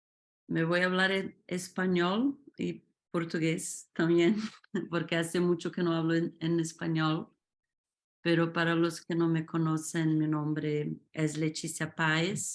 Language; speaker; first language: Spanish; non-native, fluent; Portuguese